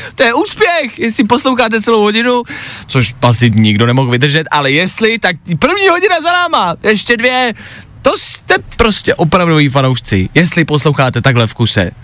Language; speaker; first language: Czech; native; Czech